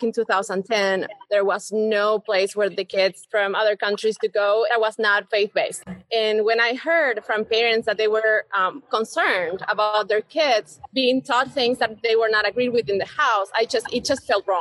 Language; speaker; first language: English; non-native, fluent; Spanish